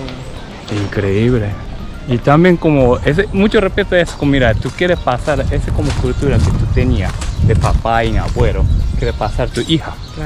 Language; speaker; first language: Spanish; non-native, learner; Japanese